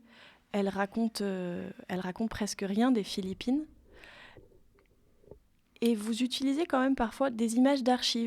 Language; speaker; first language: French; native; French